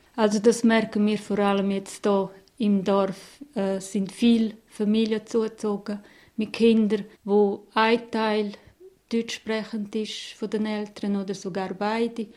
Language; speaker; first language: German; non-native, local second language; Romansh